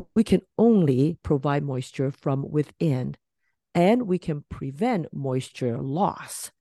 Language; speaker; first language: English; non-native, local second language; Cantonese